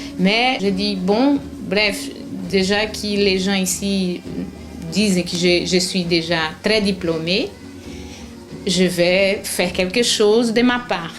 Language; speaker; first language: French; non-native, fluent; Portuguese